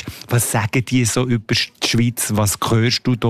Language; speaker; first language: German; native; German